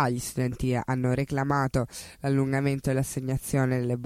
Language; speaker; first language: Italian; native; Italian